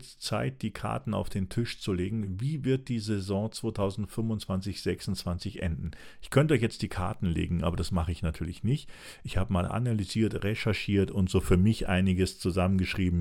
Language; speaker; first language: German; native; German